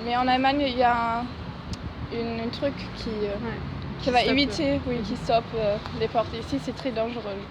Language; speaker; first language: French; non-native, learner; German